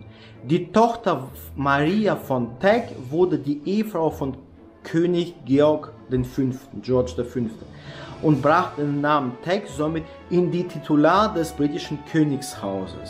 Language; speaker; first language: German; native; German